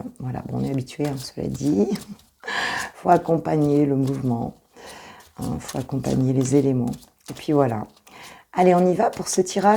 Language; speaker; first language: French; native; French